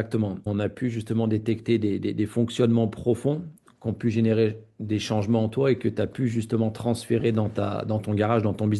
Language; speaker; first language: French; native; French